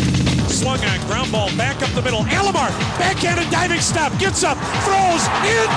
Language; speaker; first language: English; native; English